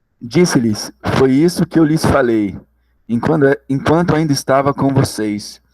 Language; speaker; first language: Portuguese; native; Portuguese